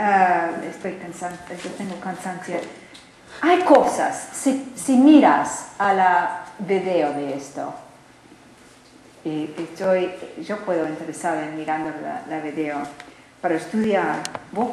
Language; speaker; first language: Spanish; non-native, learner; English